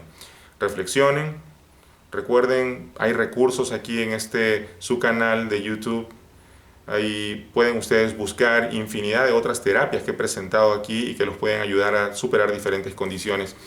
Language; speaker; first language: Spanish; native; Spanish